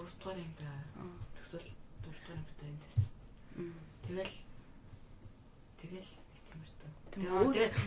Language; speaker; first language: Mongolian; early bilingual, heritage; Mongolian